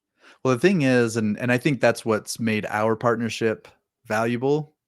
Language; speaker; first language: English; native; English